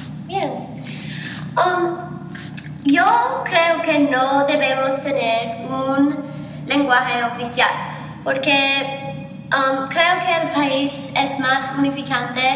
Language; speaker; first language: Spanish; non-native, learner; English